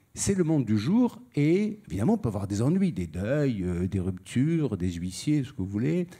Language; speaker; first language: French; native; French